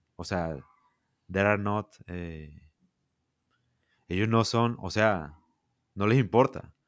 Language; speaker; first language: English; non-native, learner; Spanish